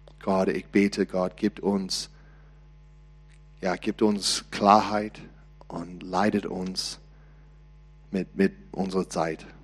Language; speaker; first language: German; non-native, learner; English